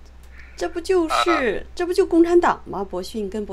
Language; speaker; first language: Chinese; native; Chinese